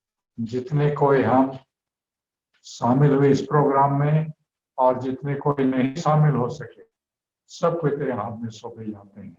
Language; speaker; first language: Hindi; native; Hindi